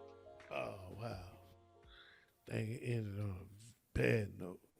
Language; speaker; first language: English; native; English